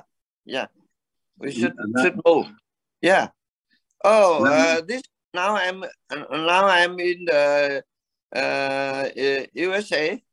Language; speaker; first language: English; non-native, learner; Vietnamese